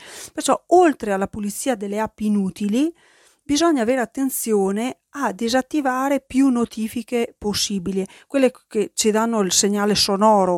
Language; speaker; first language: Italian; native; Italian